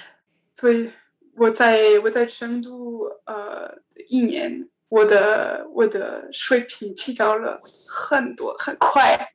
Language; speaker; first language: Chinese; non-native, learner; French